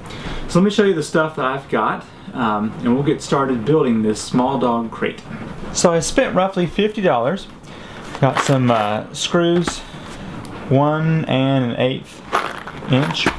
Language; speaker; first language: English; native; English